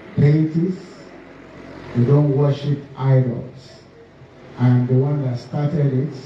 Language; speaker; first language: English; non-native, local second language; Yoruba